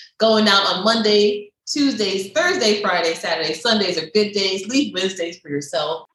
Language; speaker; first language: English; native; English